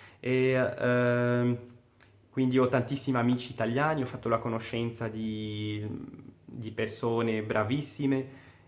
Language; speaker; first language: Italian; non-native, fluent; Arabic